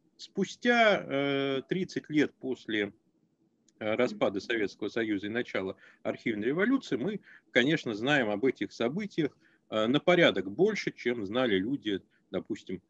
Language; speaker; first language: Russian; native; Russian